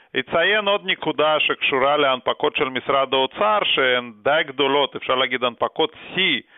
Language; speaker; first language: Hebrew; early bilingual, other home language; Russian